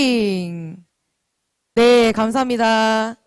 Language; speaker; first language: Korean; native; Korean